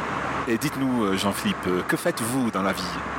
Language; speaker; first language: French; non-native, fluent; English